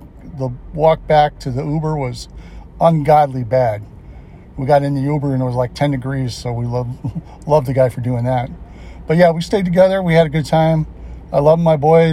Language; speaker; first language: English; native; English